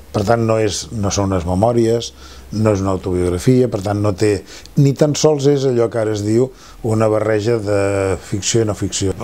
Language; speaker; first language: Catalan; non-native, local second language; Spanish